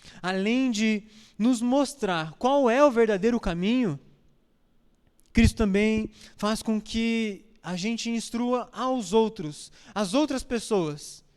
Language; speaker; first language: Portuguese; native; Portuguese